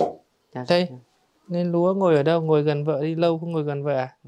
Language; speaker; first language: Vietnamese; native; Vietnamese